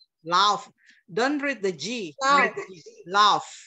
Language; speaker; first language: English; non-native, fluent; Indonesian